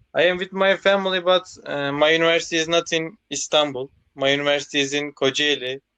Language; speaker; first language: English; non-native, learner; Turkish